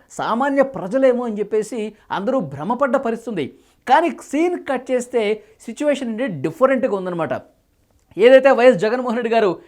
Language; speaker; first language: Telugu; native; Telugu